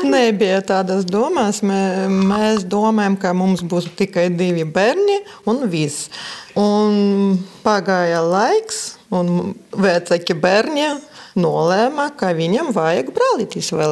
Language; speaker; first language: Latvian; non-native, local second language; Russian